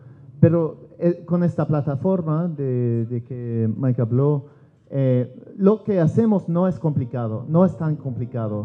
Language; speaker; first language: Spanish; non-native, learner; English